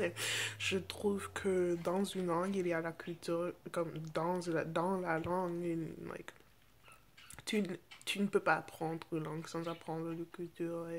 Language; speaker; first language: French; non-native, fluent; English